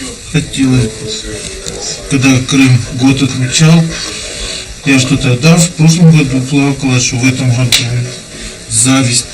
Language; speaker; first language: Russian; native; Russian